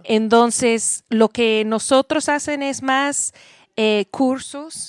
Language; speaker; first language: Spanish; non-native, learner; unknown